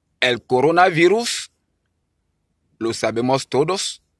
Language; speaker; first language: Spanish; non-native, learner; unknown